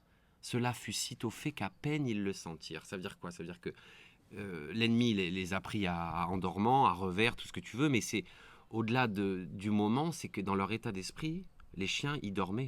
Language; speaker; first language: French; native; French